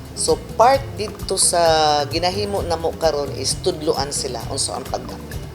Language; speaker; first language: Cebuano; native; Cebuano